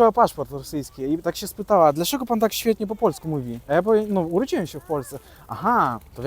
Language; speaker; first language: Polish; early bilingual, other home language; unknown